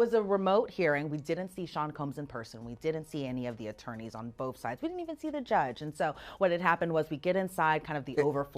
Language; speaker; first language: English; native; English